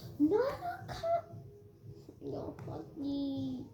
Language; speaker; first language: Turkish; early bilingual, heritage; Turkish